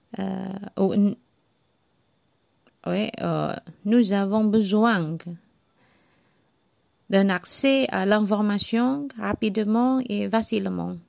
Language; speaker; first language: French; non-native, learner; Javanese